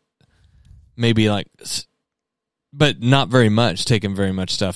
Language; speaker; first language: English; native; English